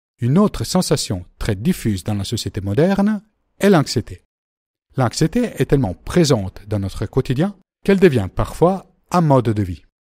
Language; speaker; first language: French; native; French